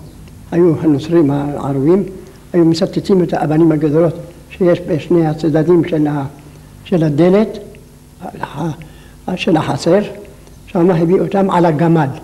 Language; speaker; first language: Hebrew; non-native, local second language; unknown